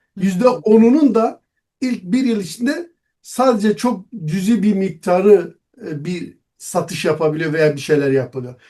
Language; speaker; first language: Turkish; non-native, local second language; Zaza